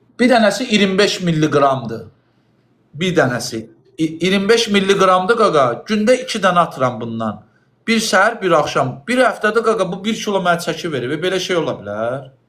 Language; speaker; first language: Azerbaijani; native; Azerbaijani